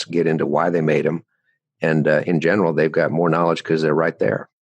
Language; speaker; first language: English; native; English